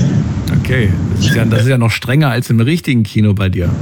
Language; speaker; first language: German; native; German